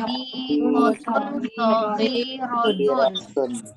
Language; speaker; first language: Arabic; non-native, learner; Indonesian